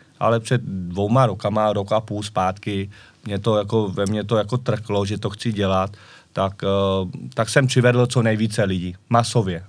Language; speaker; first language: Czech; early bilingual, other home language; Vietnamese